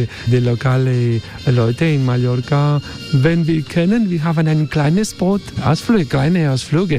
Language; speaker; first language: German; non-native, learner; Spanish